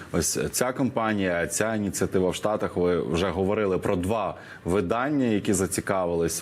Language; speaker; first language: Ukrainian; native; Ukrainian